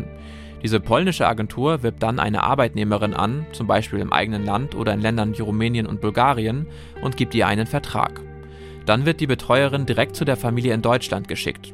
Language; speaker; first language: German; native; German